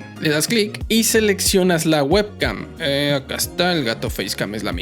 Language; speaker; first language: Spanish; native; Spanish